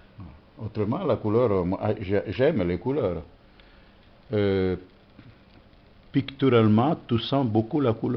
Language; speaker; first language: French; non-native, fluent; Italian